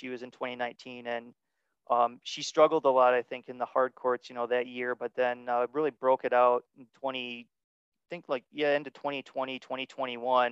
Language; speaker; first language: English; native; English